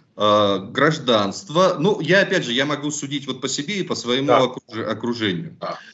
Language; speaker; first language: Russian; native; Russian